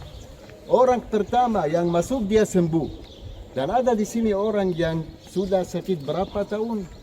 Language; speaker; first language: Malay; non-native, fluent; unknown